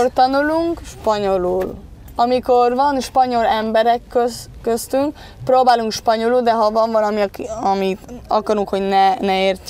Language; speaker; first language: Hungarian; early bilingual, heritage; Spanish